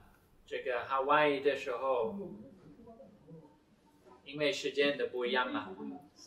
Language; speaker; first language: Chinese; non-native, fluent; English